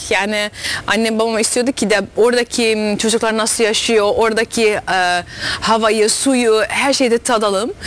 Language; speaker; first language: Turkish; early bilingual, heritage; Turkish